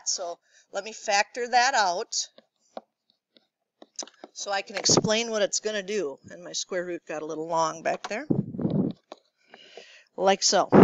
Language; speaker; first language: English; native; English